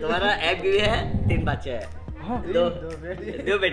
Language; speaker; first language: Hindi; non-native, learner; Bangla